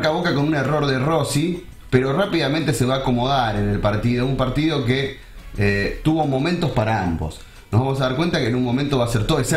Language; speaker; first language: Spanish; native; Spanish